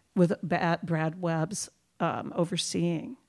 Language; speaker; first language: English; native; English